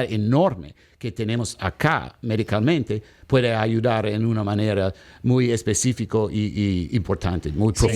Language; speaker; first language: Spanish; non-native, learner; English